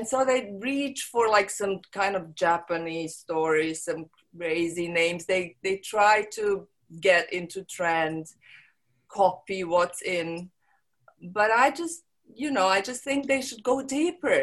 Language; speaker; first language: English; non-native, fluent; Serbian